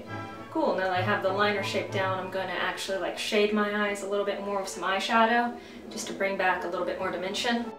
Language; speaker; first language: English; native; English